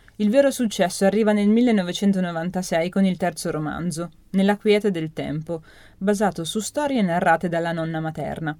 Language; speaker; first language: Italian; native; Italian